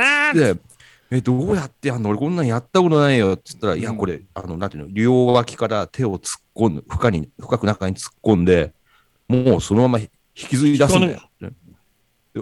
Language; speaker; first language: Japanese; native; Japanese